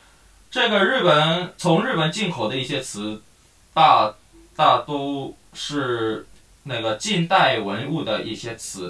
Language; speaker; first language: Chinese; non-native, fluent; Korean